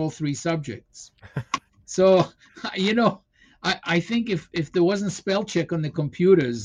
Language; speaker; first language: English; non-native, fluent; Hebrew